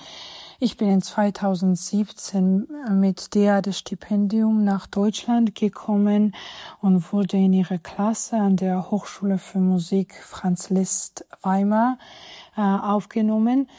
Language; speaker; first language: German; non-native, fluent; Georgian